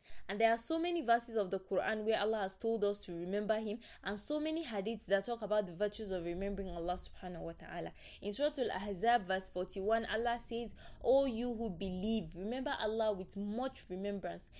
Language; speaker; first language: English; non-native, local second language; Yoruba